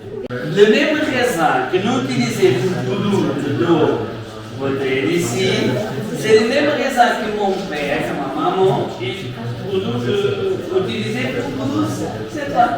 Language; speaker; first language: French; non-native, learner; Portuguese